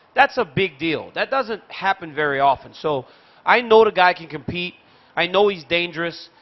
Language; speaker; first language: English; native; English